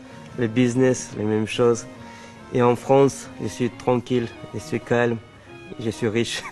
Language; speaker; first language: French; non-native, learner; Chechen